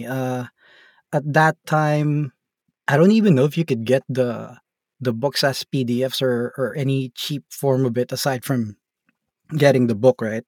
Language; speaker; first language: English; non-native, local second language; Filipino